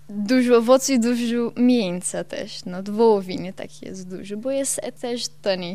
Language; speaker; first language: Polish; non-native, learner; Portuguese